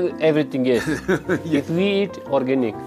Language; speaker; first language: English; non-native, learner; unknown